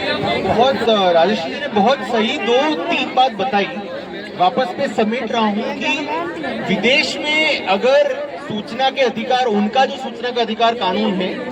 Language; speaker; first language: Hindi; native; Hindi